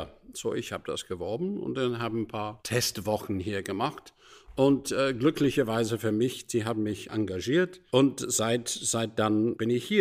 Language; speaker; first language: German; non-native, fluent; English